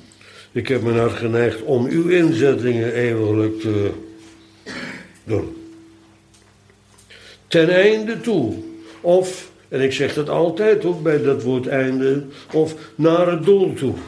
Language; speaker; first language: Dutch; native; Dutch